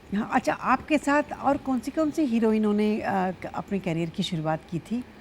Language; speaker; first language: Hindi; native; Hindi